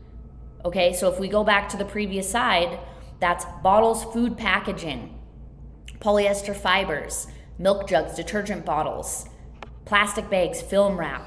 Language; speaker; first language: English; native; English